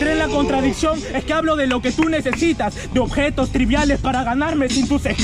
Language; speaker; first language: Spanish; native; Spanish